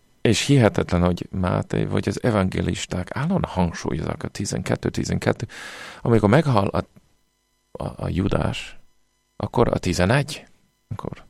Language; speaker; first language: Hungarian; non-native, fluent; English